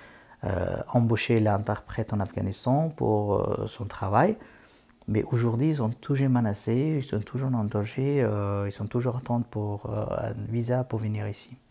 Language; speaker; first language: French; non-native, fluent; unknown